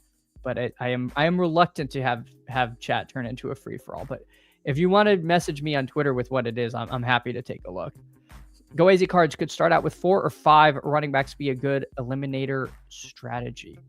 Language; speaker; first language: English; native; English